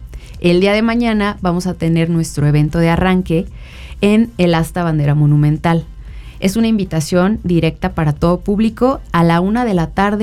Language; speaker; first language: Spanish; native; Spanish